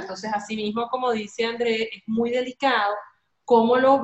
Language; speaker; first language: Spanish; native; Spanish